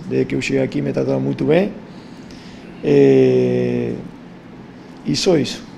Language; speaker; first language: Portuguese; non-native, fluent; Spanish